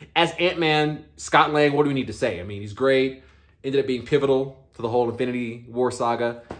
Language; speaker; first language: English; native; English